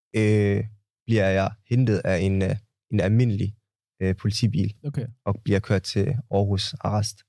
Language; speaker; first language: Danish; early bilingual, other home language; Somali